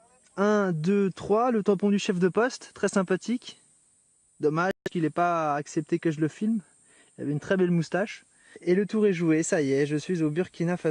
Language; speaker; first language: French; native; French